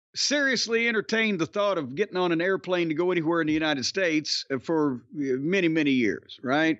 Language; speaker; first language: English; native; English